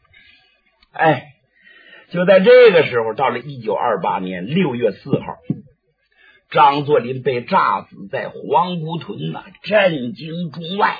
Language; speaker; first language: Chinese; native; Chinese